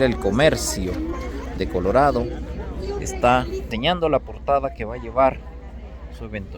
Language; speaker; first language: Spanish; native; Spanish